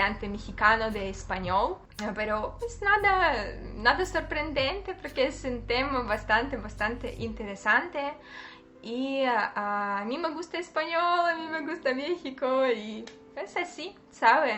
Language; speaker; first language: Spanish; non-native, fluent; Russian